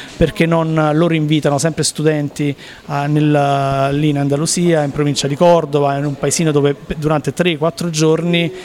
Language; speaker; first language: Italian; non-native, fluent; Spanish